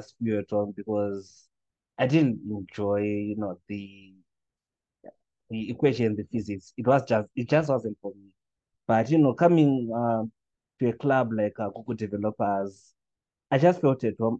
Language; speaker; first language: English; non-native, local second language; Shona